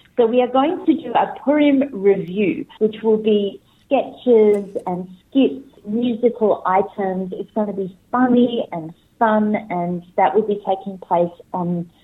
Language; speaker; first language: English; native; English